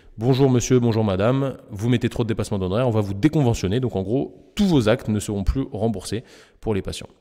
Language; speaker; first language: French; native; French